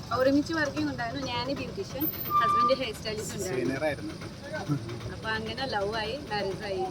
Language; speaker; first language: Malayalam; non-native, learner; Nepali